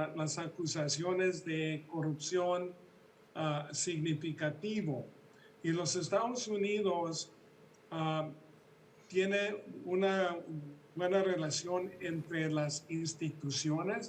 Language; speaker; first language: Spanish; early bilingual, heritage; Spanish